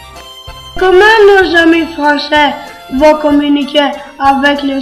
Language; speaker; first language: French; non-native, learner; Greek